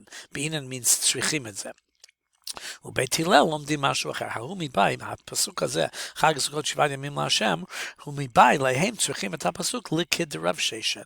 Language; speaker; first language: Hebrew; non-native, fluent; English